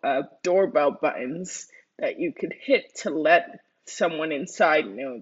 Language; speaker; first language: English; early bilingual, other home language; Spanish